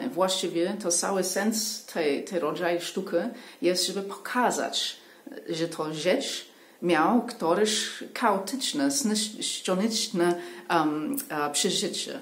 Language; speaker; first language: Polish; non-native, learner; English